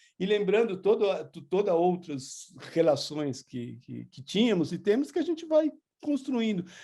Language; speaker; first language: Portuguese; native; Portuguese